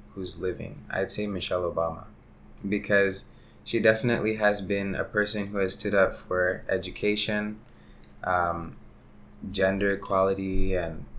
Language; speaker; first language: English; early bilingual, other home language; Hindi